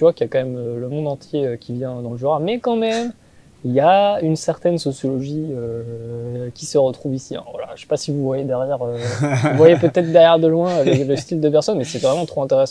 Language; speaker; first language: French; native; French